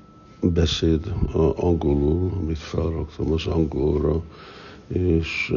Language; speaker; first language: Hungarian; early bilingual, heritage; Hungarian